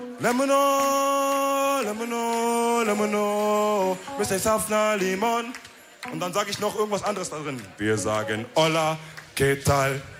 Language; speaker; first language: German; early bilingual, other home language; Wolof